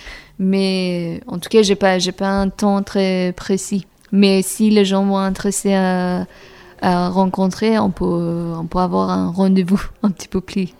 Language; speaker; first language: French; non-native, fluent; Persian